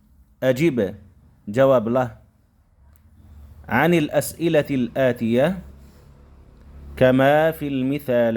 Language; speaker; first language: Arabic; non-native, fluent; Indonesian